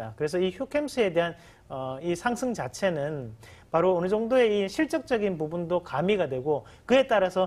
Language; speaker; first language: Korean; native; Korean